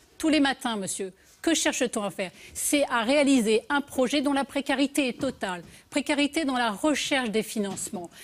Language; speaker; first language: French; native; French